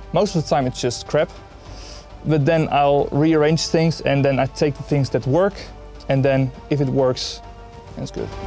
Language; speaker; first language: English; non-native, fluent; Dutch